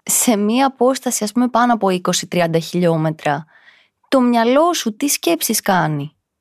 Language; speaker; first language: Greek; native; Greek